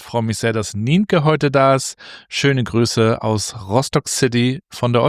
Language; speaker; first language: German; native; German